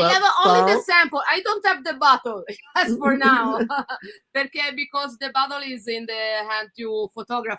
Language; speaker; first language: English; non-native, learner; Italian